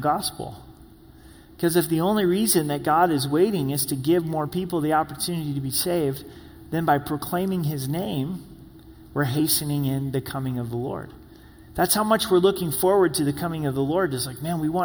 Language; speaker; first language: English; native; English